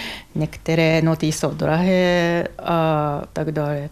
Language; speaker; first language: Czech; non-native, fluent; Japanese